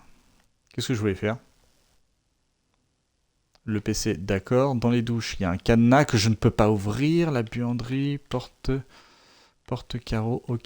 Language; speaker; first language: French; native; French